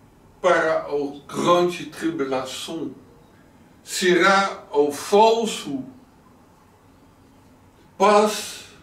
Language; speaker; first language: Portuguese; non-native, learner; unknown